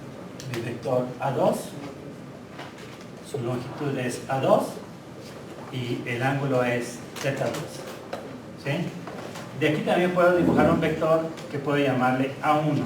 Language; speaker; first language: Spanish; native; Spanish